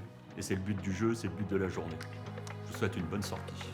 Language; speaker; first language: French; native; French